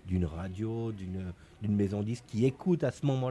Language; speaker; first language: French; native; French